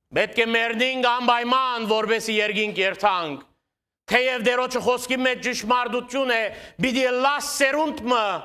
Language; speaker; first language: Armenian; native; Armenian